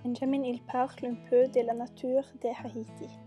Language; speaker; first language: French; non-native, learner; Norwegian